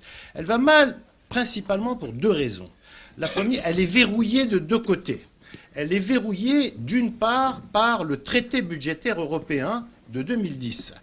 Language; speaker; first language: French; native; French